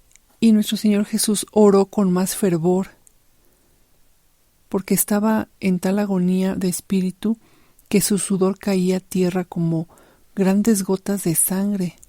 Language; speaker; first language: Spanish; native; Spanish